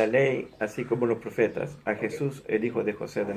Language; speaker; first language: Spanish; native; Spanish